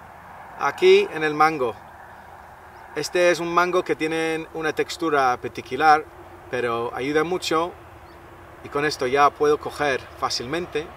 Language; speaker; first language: Spanish; non-native, fluent; English